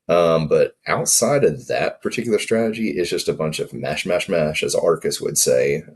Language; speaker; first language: English; native; English